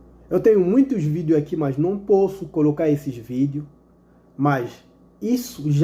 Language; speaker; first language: Portuguese; non-native, fluent; Lingala